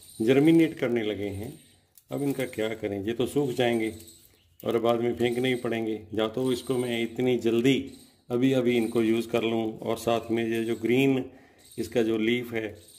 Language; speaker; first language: Hindi; non-native, local second language; Punjabi